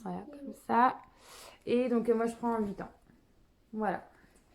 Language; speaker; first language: French; native; French